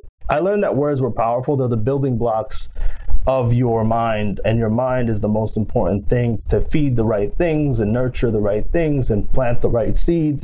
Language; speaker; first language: English; non-native, local second language; Filipino